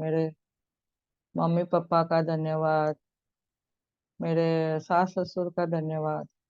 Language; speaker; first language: Hindi; native; Hindi